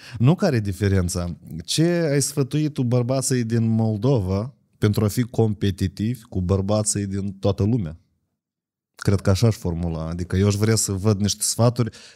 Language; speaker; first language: Romanian; native; Romanian